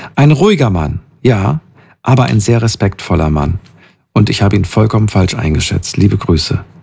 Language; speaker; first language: German; native; German